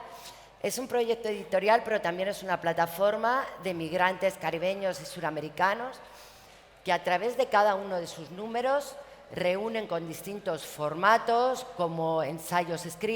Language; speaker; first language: Spanish; native; Spanish